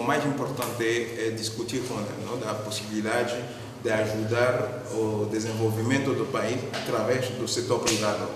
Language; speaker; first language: Portuguese; non-native, fluent; Spanish